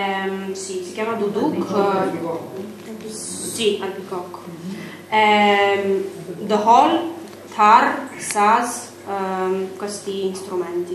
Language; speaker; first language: Italian; non-native, learner; Armenian